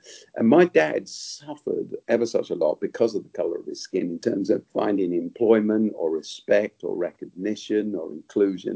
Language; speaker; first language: English; native; English